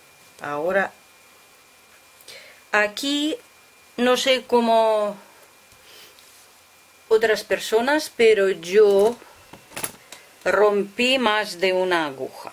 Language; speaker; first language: Spanish; non-native, fluent; Russian